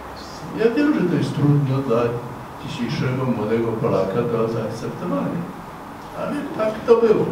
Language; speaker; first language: Polish; non-native, fluent; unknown